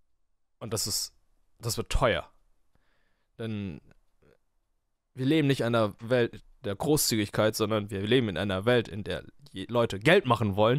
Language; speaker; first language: German; native; German